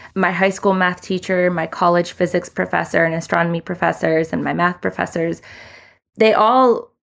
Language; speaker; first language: English; early bilingual, other home language; Hindi